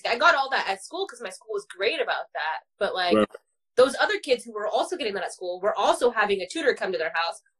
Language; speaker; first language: English; native; English